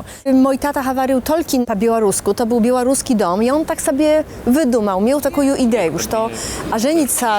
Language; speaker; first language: Polish; non-native, local second language; Belarusian